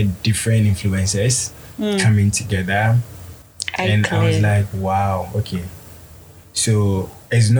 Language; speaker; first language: English; non-native, local second language; Akan